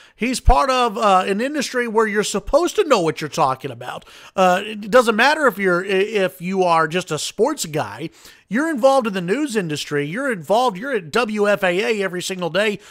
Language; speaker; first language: English; native; English